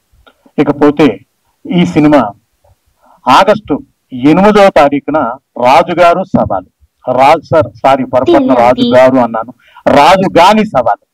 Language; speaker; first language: Telugu; native; Telugu